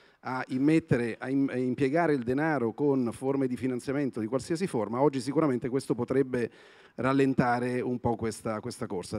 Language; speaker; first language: Italian; native; Italian